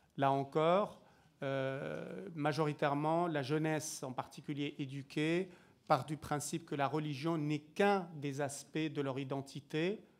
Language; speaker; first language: French; native; French